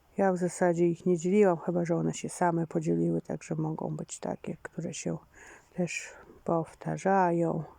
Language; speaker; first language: Polish; native; Polish